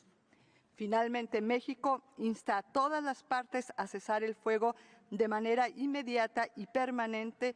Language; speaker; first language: Spanish; native; Spanish